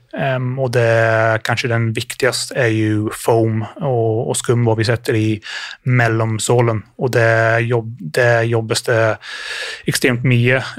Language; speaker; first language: Norwegian; non-native, fluent; English